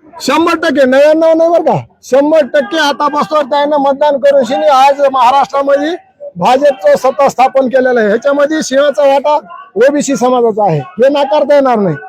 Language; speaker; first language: Marathi; non-native, local second language; Lambadi